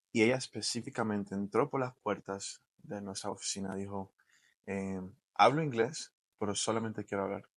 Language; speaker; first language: Spanish; early bilingual, heritage; Spanish